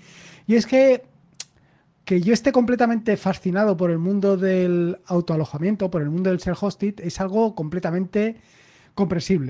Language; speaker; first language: Spanish; native; Spanish